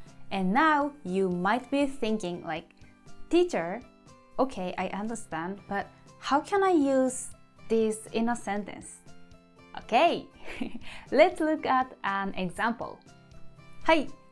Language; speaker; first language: English; non-native, fluent; Japanese